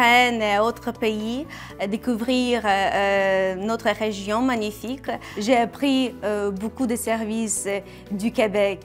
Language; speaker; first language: French; non-native, learner; Ukrainian